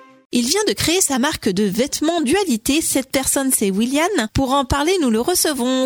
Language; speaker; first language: French; native; French